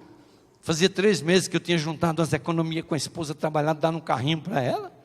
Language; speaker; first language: Portuguese; native; Portuguese